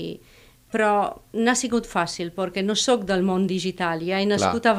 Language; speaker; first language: Catalan; non-native, fluent; Romanian